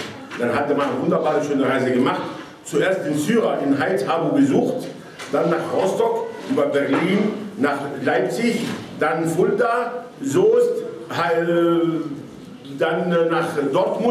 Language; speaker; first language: German; non-native, fluent; Arabic